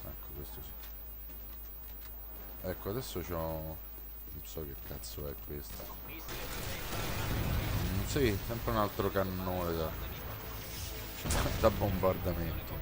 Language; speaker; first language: Italian; native; Italian